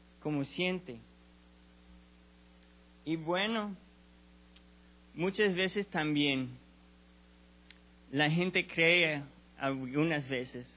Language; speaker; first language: Spanish; non-native, learner; English